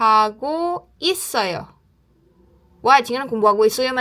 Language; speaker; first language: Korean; non-native, learner; Cebuano